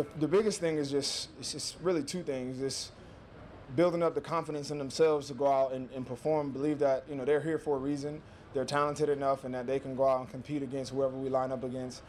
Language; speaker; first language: English; native; English